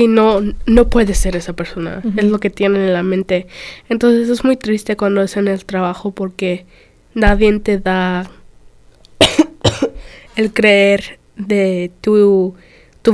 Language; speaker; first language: Spanish; early bilingual, other home language; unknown